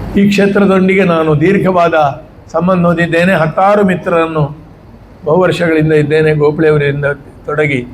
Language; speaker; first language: Kannada; native; Kannada